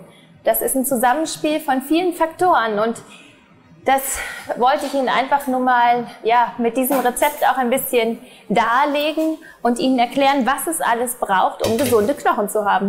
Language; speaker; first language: German; native; German